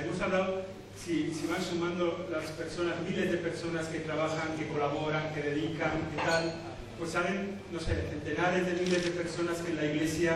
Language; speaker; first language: Spanish; native; Spanish